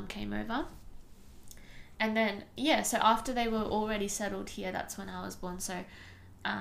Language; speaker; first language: English; non-native, local second language; Tamil